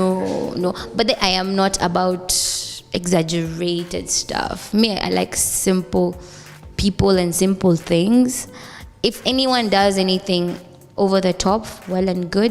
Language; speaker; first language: English; non-native, local second language; Swahili